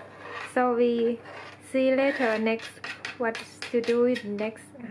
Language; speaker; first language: English; non-native, learner; Thai